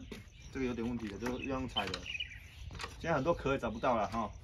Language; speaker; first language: Chinese; native; Chinese